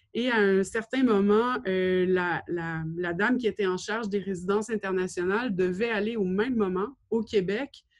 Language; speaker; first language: French; native; French